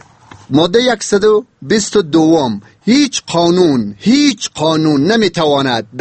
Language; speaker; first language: Persian; native; Persian